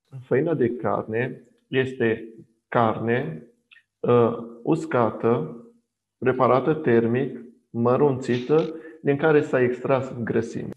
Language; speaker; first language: Romanian; non-native, local second language; Hungarian